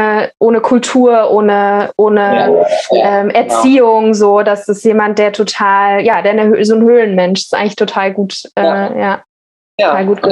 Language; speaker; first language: German; native; German